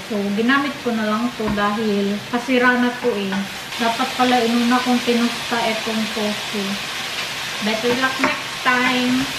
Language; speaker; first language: Filipino; non-native, local second language; Cebuano